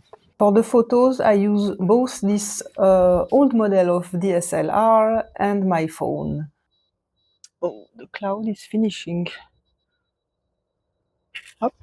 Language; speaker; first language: English; non-native, fluent; French